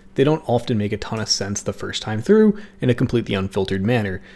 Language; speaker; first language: English; native; English